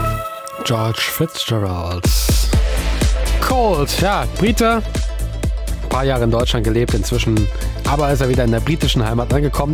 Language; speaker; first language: German; native; German